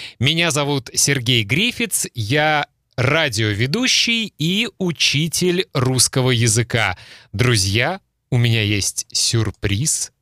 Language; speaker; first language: Russian; native; Russian